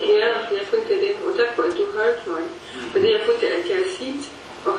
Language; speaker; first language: Danish; non-native, learner; Arabic